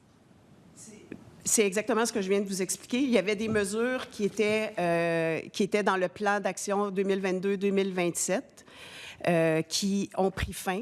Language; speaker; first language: French; native; French